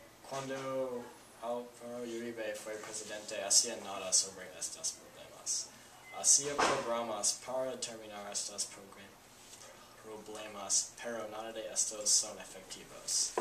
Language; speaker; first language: Spanish; non-native, learner; English